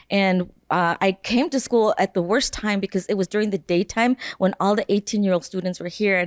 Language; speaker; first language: English; native; English